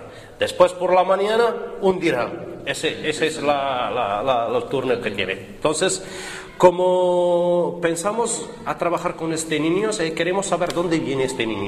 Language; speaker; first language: Spanish; non-native, learner; Arabic